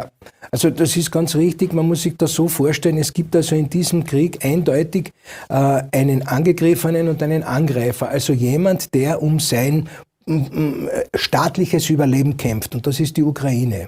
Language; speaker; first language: German; native; German